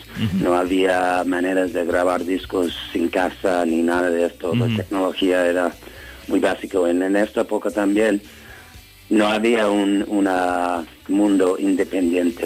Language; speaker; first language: Spanish; non-native, learner; English